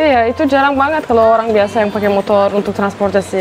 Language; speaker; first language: Indonesian; non-native, fluent; Turkish